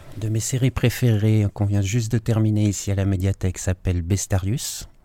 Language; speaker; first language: French; native; French